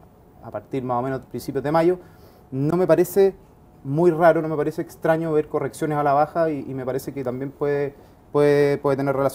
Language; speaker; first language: Spanish; native; Spanish